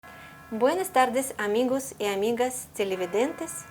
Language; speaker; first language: Spanish; non-native, fluent; Russian